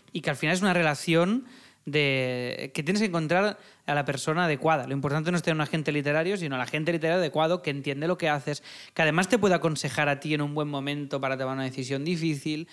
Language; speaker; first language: Spanish; native; Spanish